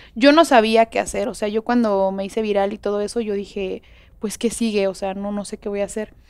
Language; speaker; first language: Spanish; native; Spanish